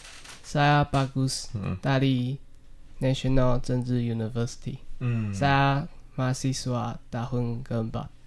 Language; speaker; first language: Indonesian; non-native, learner; Chinese